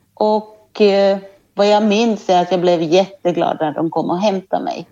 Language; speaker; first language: Swedish; native; Swedish